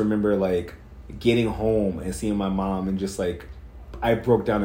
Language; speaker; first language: English; native; English